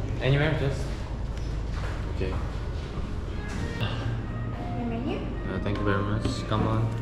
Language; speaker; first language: English; non-native, learner; Korean